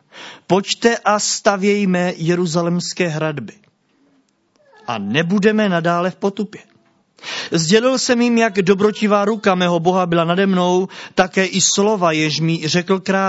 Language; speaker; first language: Czech; native; Czech